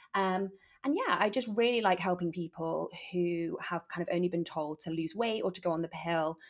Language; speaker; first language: English; native; English